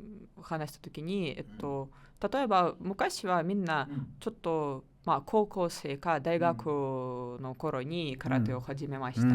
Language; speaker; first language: Japanese; non-native, learner; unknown